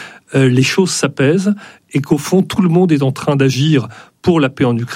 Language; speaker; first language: French; native; French